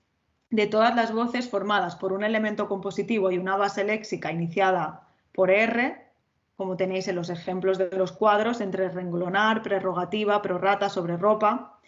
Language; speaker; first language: Spanish; native; Spanish